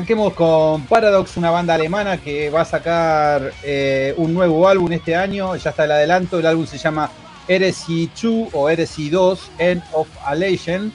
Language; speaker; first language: Spanish; native; Spanish